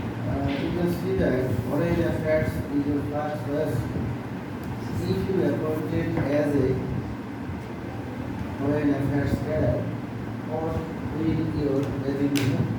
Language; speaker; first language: English; non-native, learner; Bangla